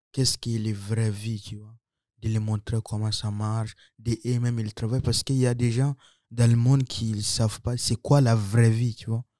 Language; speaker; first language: French; non-native, local second language; Sango